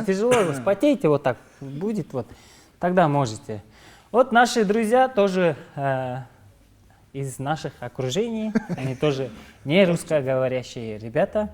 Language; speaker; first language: Russian; non-native, local second language; Kyrgyz